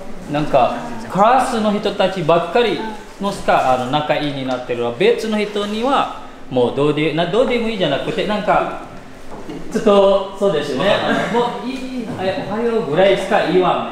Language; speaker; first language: Japanese; non-native, fluent; Indonesian